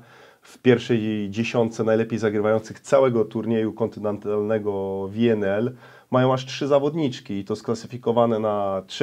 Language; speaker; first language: Polish; native; Polish